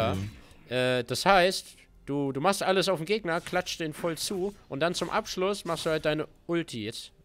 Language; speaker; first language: German; native; German